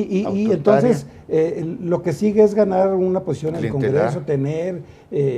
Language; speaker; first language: Spanish; native; Spanish